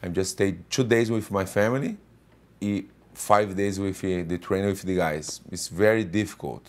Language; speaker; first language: English; non-native, learner; Portuguese